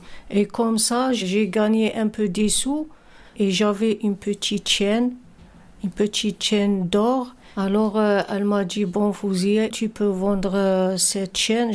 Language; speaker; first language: French; non-native, learner; Arabic